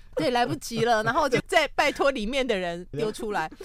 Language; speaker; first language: Chinese; native; Chinese